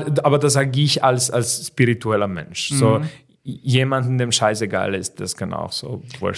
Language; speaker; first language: German; non-native, fluent; Serbian